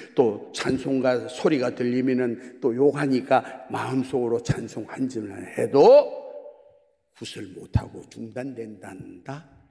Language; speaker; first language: Korean; native; Korean